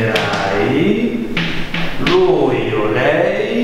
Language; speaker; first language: Italian; native; Italian